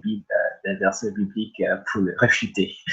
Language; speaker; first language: French; early bilingual, other home language; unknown